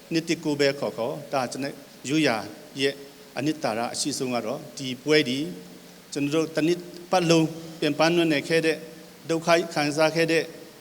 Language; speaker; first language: Burmese; non-native, local second language; Hakha Chin